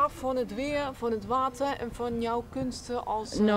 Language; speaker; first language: Dutch; native; Dutch